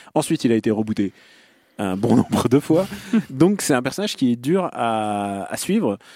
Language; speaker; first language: French; non-native, fluent; Russian